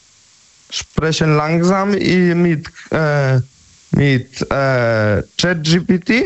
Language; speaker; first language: German; non-native, learner; Polish